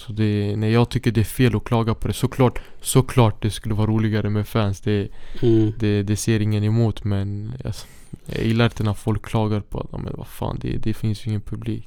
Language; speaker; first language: Swedish; early bilingual, other home language; Syriac